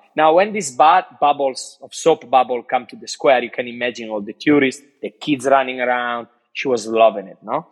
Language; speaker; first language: English; non-native, fluent; Italian